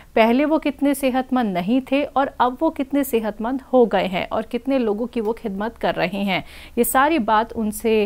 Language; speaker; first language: Hindi; native; Hindi